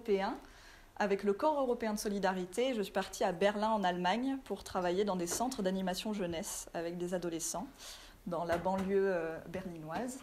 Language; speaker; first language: French; native; French